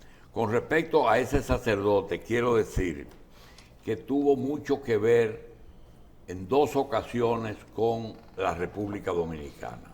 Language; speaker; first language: Spanish; native; Spanish